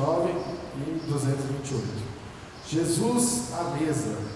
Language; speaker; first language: Portuguese; native; Portuguese